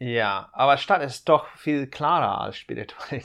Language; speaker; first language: German; non-native, fluent; English